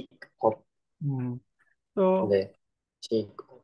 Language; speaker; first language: Korean; non-native, learner; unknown